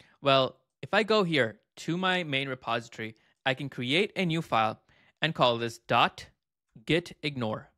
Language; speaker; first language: English; native; English